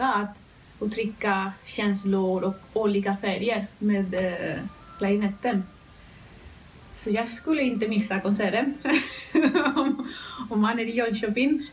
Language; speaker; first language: Swedish; non-native, fluent; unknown